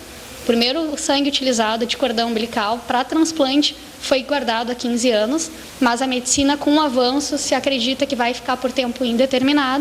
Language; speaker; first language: Portuguese; native; Portuguese